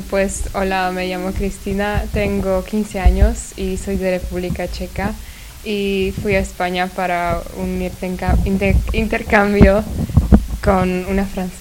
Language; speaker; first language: Spanish; non-native, fluent; Czech